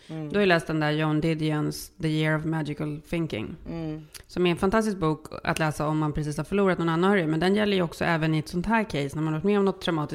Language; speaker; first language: Swedish; native; Swedish